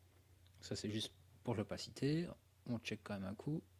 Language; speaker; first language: French; native; French